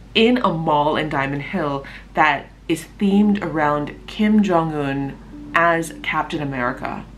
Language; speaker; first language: English; native; English